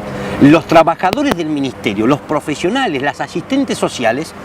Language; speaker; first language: Spanish; native; Spanish